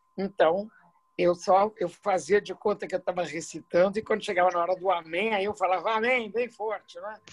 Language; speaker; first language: Portuguese; native; Portuguese